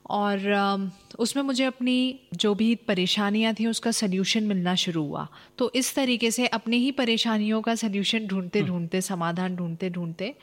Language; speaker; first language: Hindi; native; Hindi